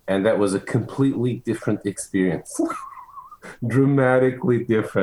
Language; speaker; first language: English; non-native, fluent; Portuguese